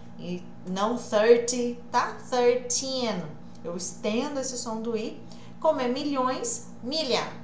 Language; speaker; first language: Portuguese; native; Portuguese